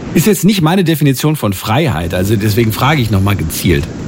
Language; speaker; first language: German; native; German